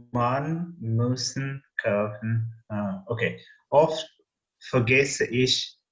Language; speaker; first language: German; non-native, learner; English